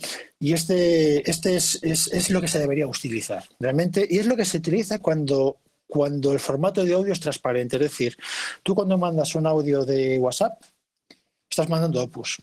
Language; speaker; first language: Spanish; native; Spanish